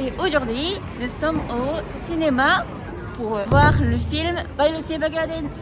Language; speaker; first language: French; non-native, fluent; Japanese